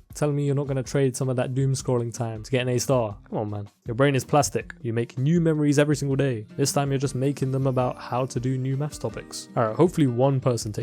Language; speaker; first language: English; native; English